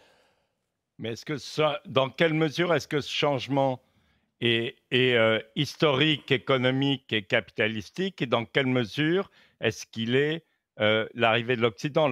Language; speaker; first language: French; native; French